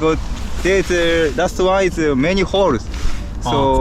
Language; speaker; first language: English; non-native, learner; Japanese